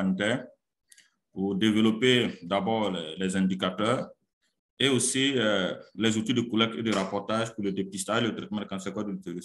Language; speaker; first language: French; non-native, local second language; Mossi